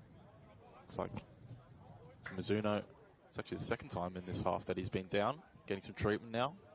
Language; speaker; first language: English; native; English